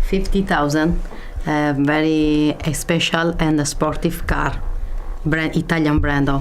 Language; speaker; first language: English; non-native, learner; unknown